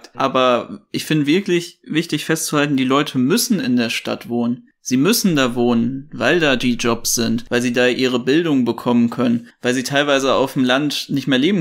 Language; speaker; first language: German; native; German